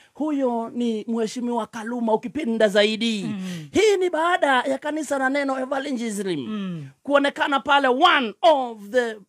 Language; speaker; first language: Swahili; non-native, local second language; Kikuyu